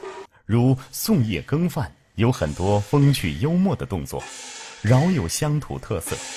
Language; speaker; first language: Chinese; native; Chinese